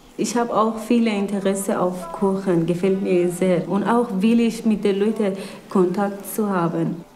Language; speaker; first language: German; non-native, learner; Persian